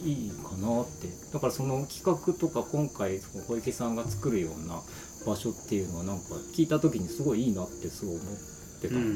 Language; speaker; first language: Japanese; native; Japanese